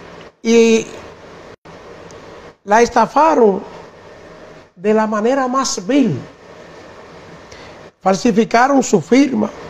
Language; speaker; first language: Spanish; native; Spanish